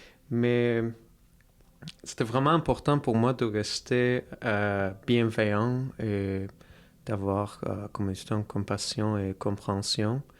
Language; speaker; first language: French; non-native, fluent; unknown